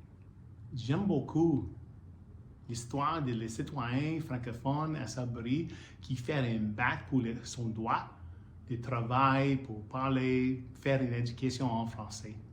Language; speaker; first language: French; non-native, learner; English